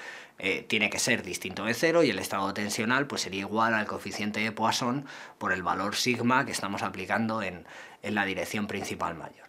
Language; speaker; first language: Spanish; native; Spanish